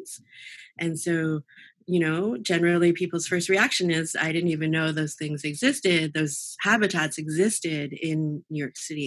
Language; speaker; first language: English; native; English